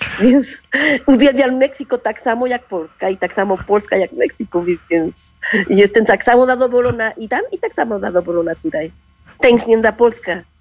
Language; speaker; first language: Polish; non-native, learner; Spanish